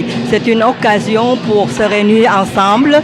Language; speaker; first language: French; non-native, fluent; Vietnamese